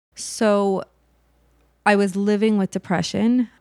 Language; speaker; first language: English; native; English